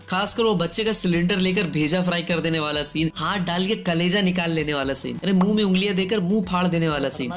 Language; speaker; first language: Hindi; native; Hindi